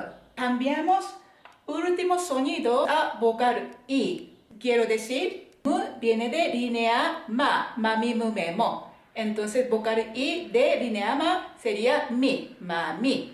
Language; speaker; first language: Spanish; non-native, fluent; Japanese